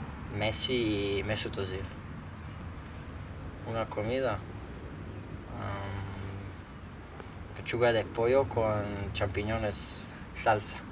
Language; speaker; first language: Spanish; non-native, learner; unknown